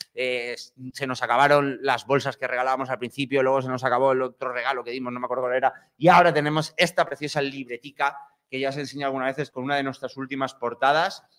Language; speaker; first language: Spanish; native; Spanish